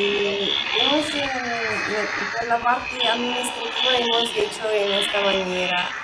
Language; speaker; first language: Spanish; non-native, learner; Italian